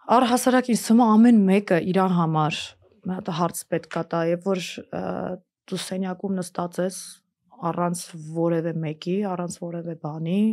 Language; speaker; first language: Armenian; early bilingual, heritage; Armenian